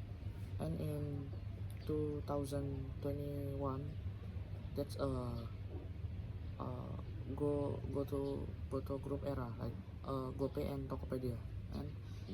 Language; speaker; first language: English; non-native, learner; Indonesian